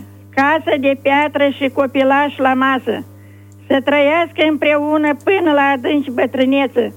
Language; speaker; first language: Romanian; native; Romanian